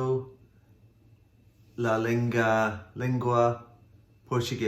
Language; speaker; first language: Portuguese; non-native, learner; English